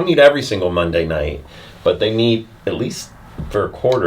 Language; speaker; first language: English; native; English